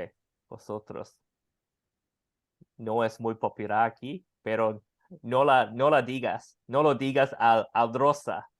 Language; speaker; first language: Spanish; non-native, learner; Cantonese